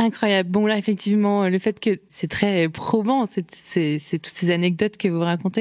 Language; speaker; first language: French; native; French